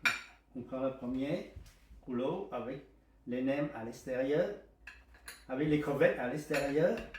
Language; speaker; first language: French; non-native, learner; Vietnamese